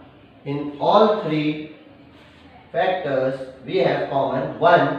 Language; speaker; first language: English; non-native, local second language; Hindi